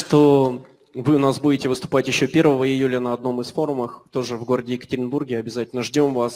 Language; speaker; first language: Russian; native; Russian